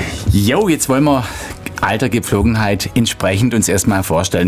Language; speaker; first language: German; native; German